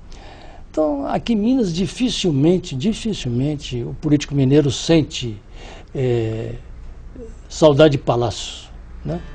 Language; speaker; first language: Portuguese; native; Portuguese